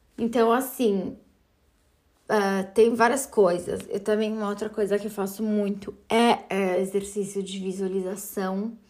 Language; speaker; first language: Portuguese; early bilingual, heritage; Portuguese